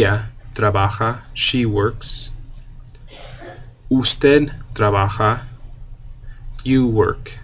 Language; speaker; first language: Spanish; non-native, fluent; English